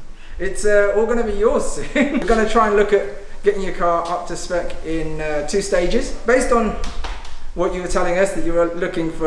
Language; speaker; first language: English; native; English